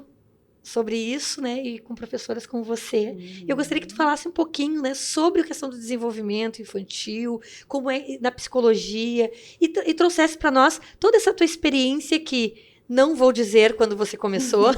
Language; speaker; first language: Portuguese; native; Portuguese